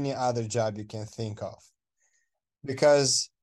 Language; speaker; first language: English; non-native, fluent; Romanian